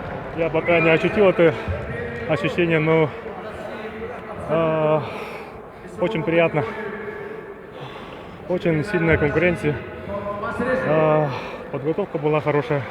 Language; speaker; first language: Russian; non-native, local second language; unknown